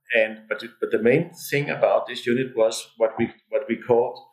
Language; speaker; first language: English; non-native, fluent; Danish